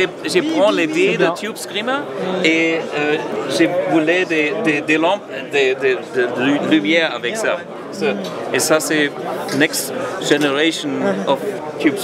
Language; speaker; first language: French; non-native, learner; German